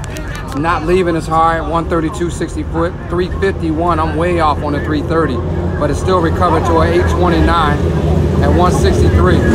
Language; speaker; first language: English; native; English